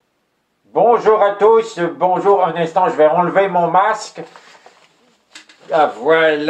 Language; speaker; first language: French; native; French